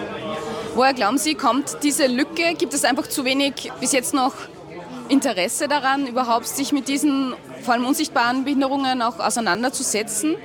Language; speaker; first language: German; native; German